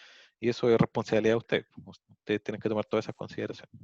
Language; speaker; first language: Spanish; native; Spanish